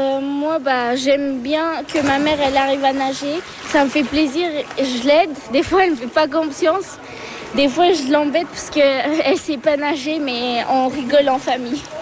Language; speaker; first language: French; early bilingual, other home language; Turkish